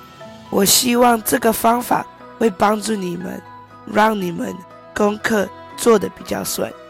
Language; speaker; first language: Chinese; early bilingual, heritage; Chinese